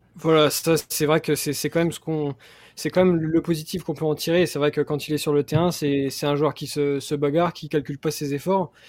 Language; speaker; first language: French; native; French